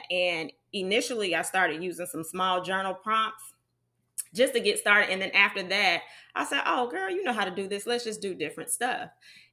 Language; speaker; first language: English; native; English